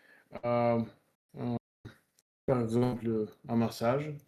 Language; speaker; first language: French; non-native, learner; Russian